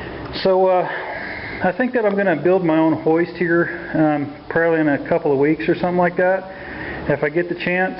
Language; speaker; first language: English; native; English